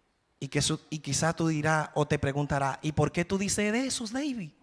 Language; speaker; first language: Spanish; native; Spanish